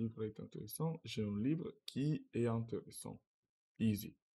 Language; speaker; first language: French; non-native, learner; Russian